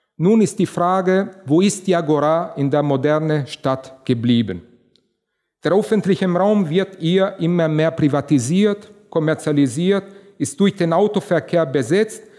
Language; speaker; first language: German; non-native, fluent; Italian